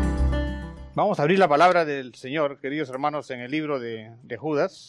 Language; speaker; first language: Spanish; native; Spanish